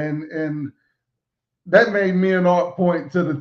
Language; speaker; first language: English; native; English